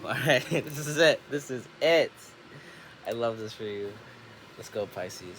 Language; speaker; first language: English; native; English